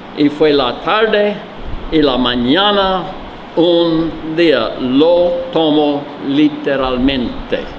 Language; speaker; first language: Spanish; non-native, learner; English